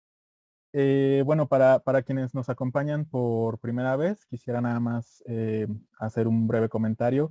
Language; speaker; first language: Spanish; native; Spanish